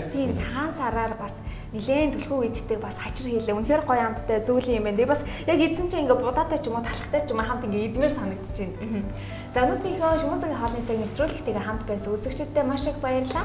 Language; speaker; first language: Mongolian; native; Mongolian